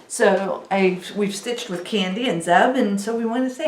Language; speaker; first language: English; native; English